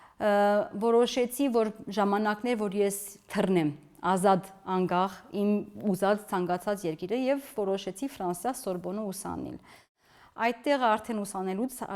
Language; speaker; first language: Armenian; early bilingual, heritage; Armenian